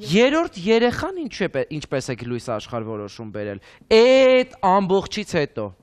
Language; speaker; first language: Armenian; native; Armenian